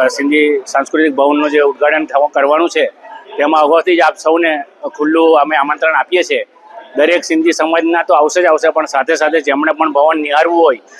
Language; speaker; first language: Gujarati; non-native, local second language; Sindhi